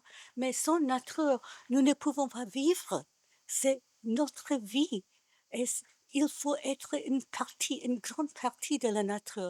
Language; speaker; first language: French; non-native, learner; Japanese